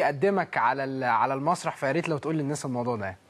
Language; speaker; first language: Arabic; native; Arabic